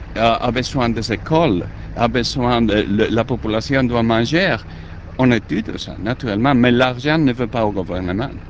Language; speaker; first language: French; non-native, learner; Spanish